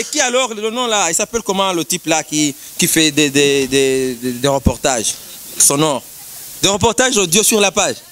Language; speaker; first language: French; non-native, local second language; Rundi